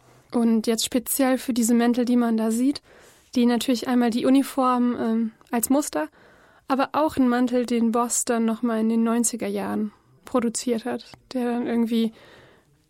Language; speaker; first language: German; native; German